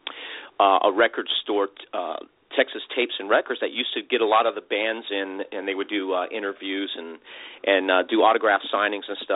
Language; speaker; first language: English; native; English